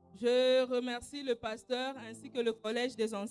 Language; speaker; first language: French; non-native, local second language; Swahili